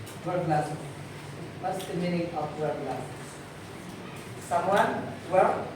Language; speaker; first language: English; non-native, fluent; Indonesian